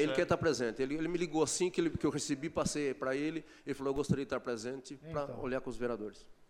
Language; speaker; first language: Portuguese; native; Portuguese